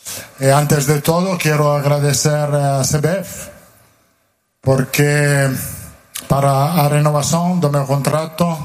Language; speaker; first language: Portuguese; non-native, learner; Italian